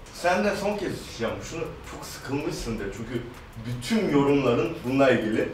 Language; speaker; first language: Turkish; non-native, fluent; Korean